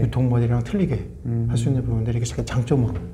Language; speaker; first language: Korean; native; Korean